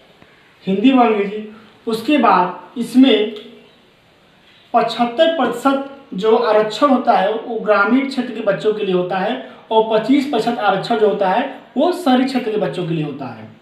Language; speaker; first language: Hindi; native; Hindi